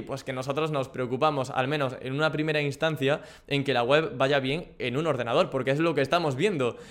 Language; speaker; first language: Spanish; native; Spanish